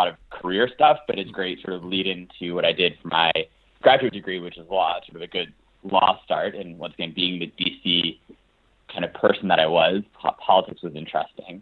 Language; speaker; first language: English; native; English